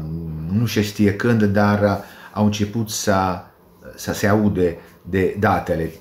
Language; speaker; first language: Romanian; non-native, learner; Italian